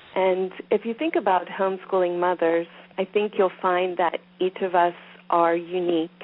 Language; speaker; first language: English; native; English